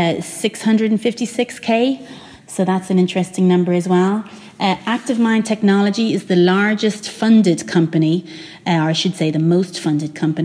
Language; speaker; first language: English; native; English